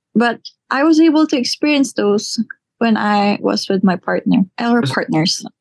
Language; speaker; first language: English; non-native, local second language; Filipino